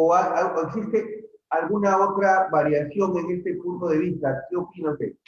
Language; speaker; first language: Spanish; native; Spanish